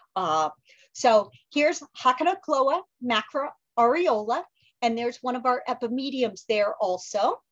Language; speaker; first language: English; native; English